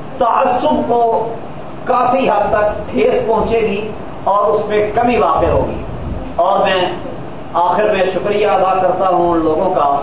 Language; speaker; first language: Urdu; non-native, local second language; Punjabi